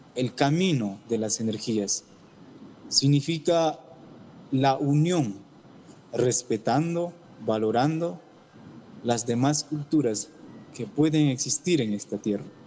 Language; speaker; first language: Spanish; non-native, local second language; Shipibo-Conibo